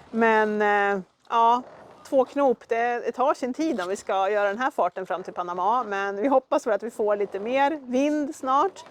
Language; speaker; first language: Swedish; native; Swedish